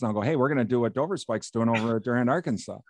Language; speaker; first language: English; native; English